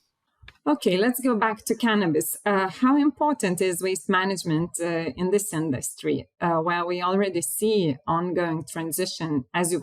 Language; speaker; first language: English; non-native, fluent; Lithuanian